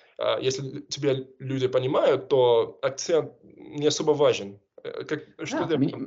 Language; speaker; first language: Russian; non-native, fluent; English